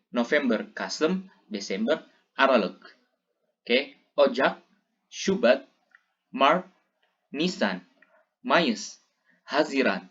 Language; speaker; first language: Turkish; non-native, fluent; Indonesian